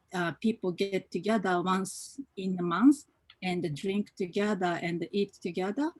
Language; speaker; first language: English; non-native, fluent; Japanese